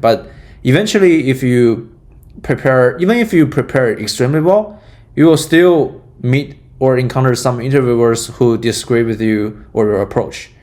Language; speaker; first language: English; non-native, fluent; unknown